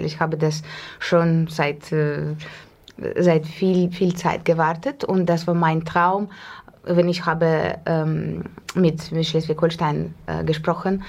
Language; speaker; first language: German; non-native, learner; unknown